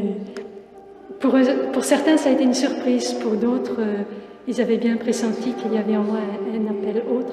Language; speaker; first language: French; native; French